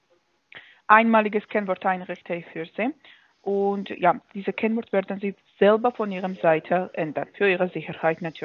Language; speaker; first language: German; non-native, fluent; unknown